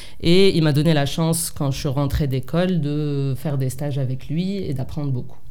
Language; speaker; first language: French; non-native, local second language; Arabic